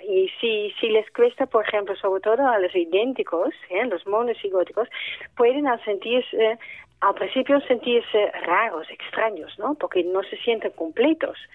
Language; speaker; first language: Spanish; non-native, fluent; Dutch